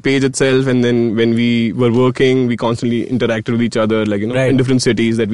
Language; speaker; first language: English; non-native, local second language; Gujarati